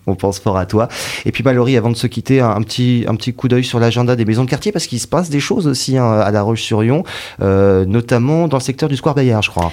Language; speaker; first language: French; native; French